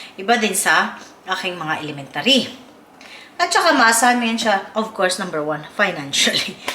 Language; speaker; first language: Filipino; non-native, local second language; Cebuano